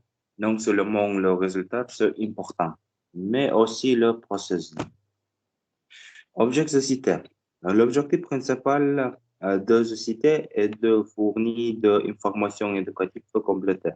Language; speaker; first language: French; non-native, learner; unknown